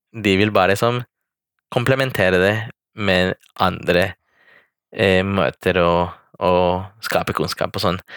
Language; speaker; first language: Norwegian; non-native, fluent; Spanish